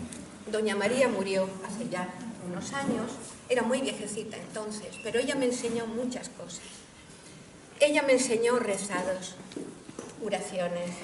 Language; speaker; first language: Spanish; native; Spanish